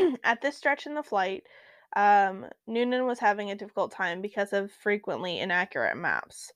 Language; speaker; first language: English; native; English